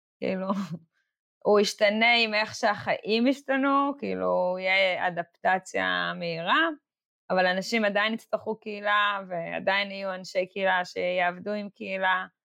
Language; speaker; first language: Hebrew; native; Hebrew